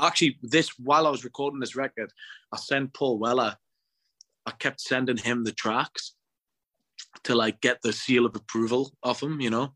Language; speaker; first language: English; native; English